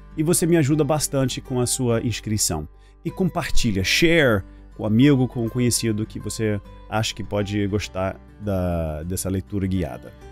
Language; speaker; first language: Portuguese; non-native, fluent; English